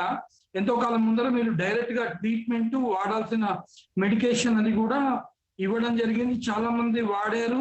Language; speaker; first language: Telugu; native; Telugu